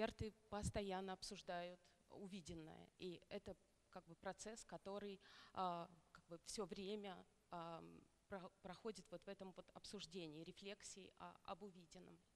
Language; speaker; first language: Russian; native; Russian